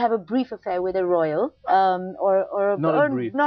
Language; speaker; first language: English; native; English